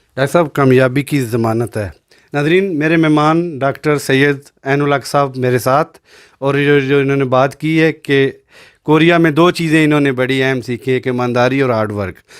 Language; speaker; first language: Urdu; non-native, local second language; Punjabi